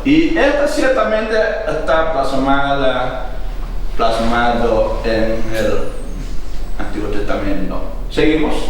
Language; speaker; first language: Spanish; non-native, fluent; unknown